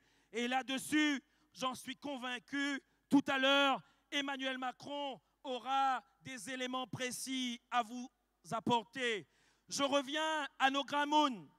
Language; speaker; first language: French; native; French